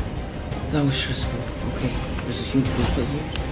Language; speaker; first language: English; native; English